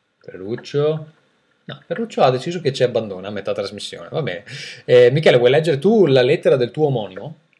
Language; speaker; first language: Italian; native; Italian